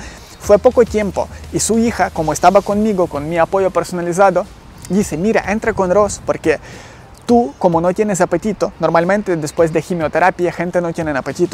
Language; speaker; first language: Spanish; non-native, learner; Ukrainian